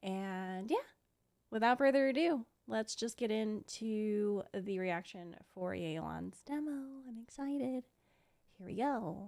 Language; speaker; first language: English; native; English